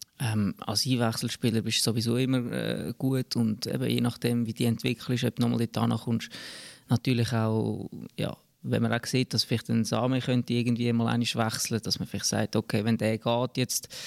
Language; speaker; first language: German; native; German